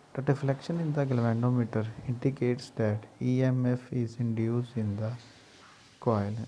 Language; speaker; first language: English; non-native, local second language; Punjabi